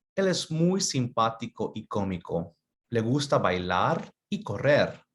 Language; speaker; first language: Spanish; early bilingual, other home language; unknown